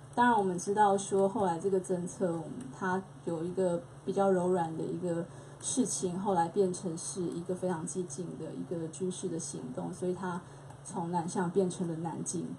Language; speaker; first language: Chinese; native; Chinese